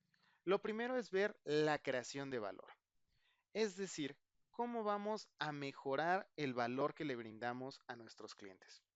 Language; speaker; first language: Spanish; native; Spanish